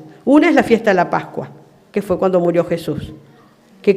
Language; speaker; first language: Spanish; native; Spanish